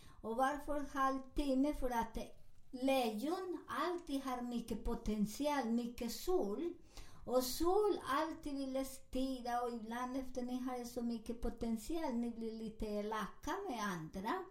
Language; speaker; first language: Swedish; non-native, learner; Spanish